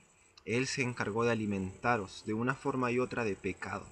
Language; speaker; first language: Spanish; native; Spanish